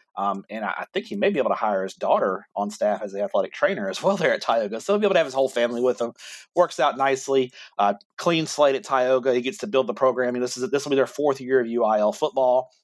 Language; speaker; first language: English; native; English